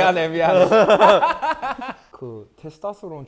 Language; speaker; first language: Korean; early bilingual, other home language; English